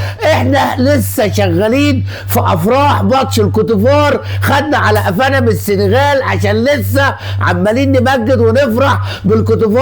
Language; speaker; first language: Arabic; native; Arabic